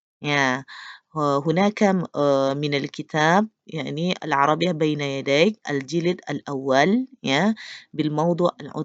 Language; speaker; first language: Arabic; non-native, learner; Indonesian